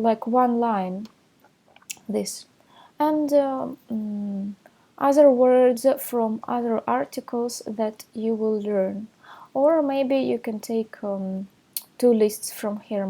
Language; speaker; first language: English; non-native, fluent; Russian